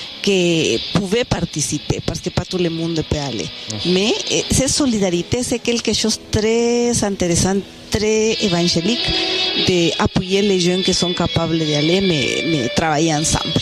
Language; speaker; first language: French; non-native, fluent; Spanish